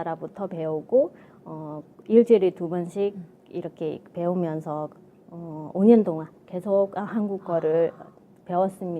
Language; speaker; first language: Korean; non-native, fluent; Vietnamese